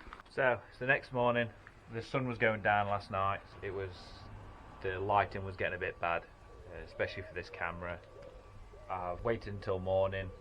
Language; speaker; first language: English; native; English